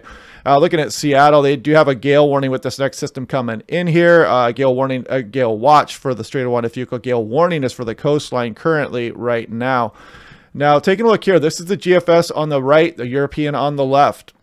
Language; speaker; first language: English; native; English